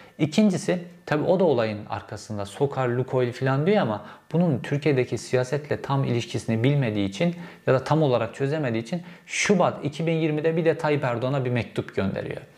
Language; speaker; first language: Turkish; native; Turkish